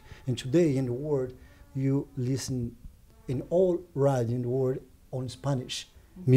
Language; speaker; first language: English; non-native, learner; Portuguese